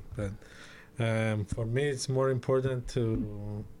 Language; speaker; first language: English; early bilingual, other home language; Greek